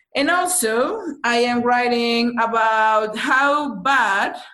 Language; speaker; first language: English; non-native, fluent; Spanish